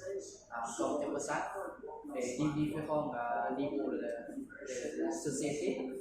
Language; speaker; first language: French; non-native, learner; Lao